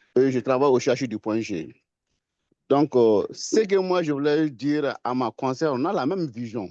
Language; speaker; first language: French; non-native, local second language; Bambara